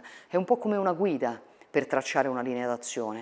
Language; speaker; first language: Italian; native; Italian